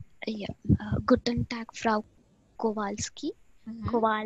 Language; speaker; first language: German; non-native, learner; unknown